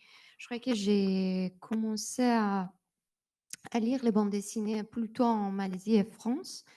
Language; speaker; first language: French; non-native, learner; Persian